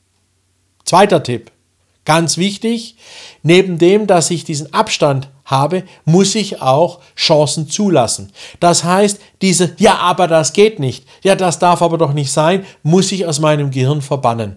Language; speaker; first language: German; native; German